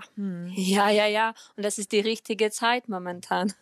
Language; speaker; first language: German; non-native, fluent; Ukrainian